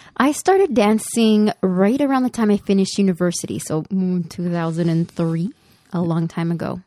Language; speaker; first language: English; early bilingual, other home language; Spanish